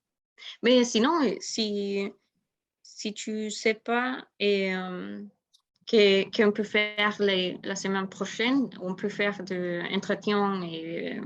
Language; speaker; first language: French; non-native, learner; Spanish